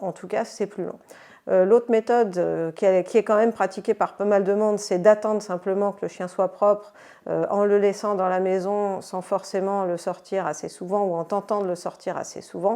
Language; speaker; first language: French; native; French